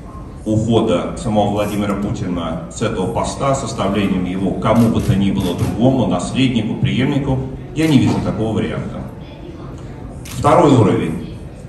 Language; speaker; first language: Russian; native; Russian